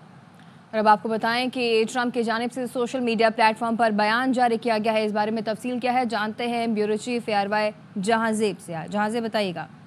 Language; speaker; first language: Urdu; native; Urdu